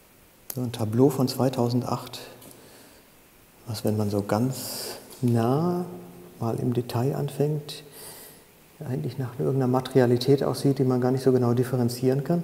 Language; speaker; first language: German; native; German